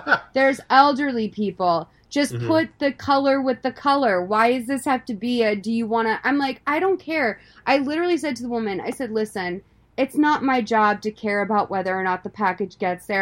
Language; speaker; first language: English; native; English